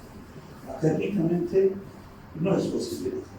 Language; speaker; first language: Spanish; non-native, fluent; Turkish